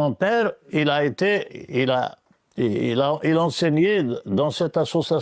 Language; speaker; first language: French; non-native, local second language; Arabic